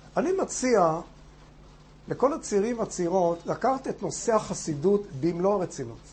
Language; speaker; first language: Hebrew; non-native, fluent; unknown